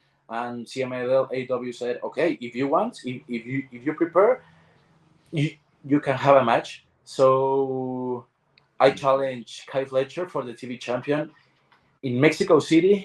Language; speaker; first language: English; non-native, learner; Spanish